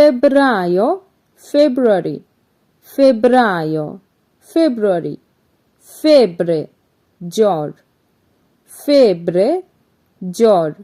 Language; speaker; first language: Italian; non-native, fluent; Bangla